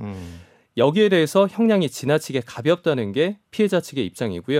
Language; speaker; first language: Korean; native; Korean